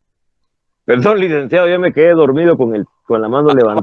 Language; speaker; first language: Spanish; native; Spanish